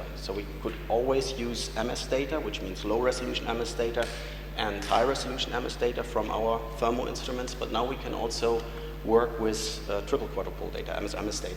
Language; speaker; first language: English; non-native, fluent; German